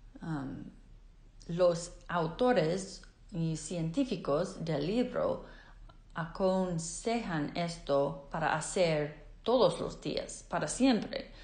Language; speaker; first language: Spanish; non-native, fluent; English